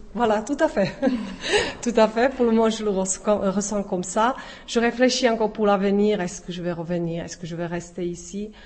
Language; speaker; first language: French; non-native, fluent; Czech